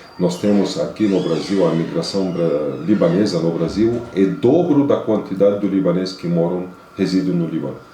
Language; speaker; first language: Portuguese; non-native, fluent; Arabic